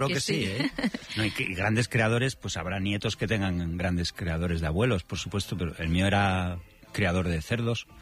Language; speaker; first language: Spanish; native; Spanish